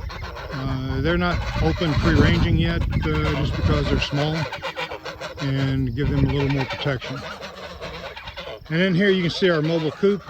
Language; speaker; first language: English; native; English